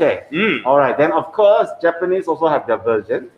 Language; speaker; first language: English; non-native, fluent; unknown